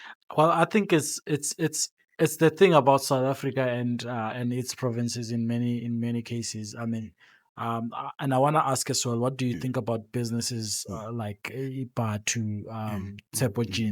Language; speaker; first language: English; non-native, local second language; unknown